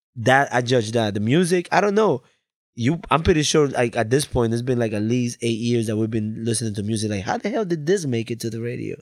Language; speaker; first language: English; early bilingual, other home language; Spanish